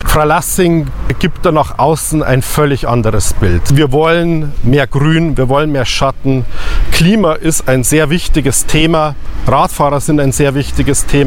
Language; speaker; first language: German; native; German